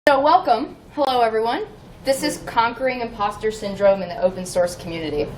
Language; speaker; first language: English; native; English